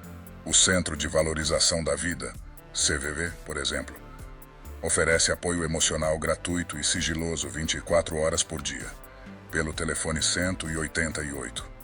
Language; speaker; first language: Portuguese; native; Portuguese